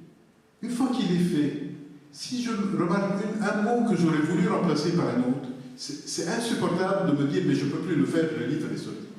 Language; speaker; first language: French; non-native, local second language; Arabic